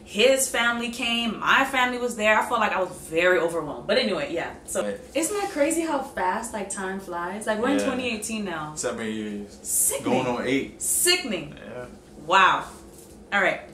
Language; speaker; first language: English; native; English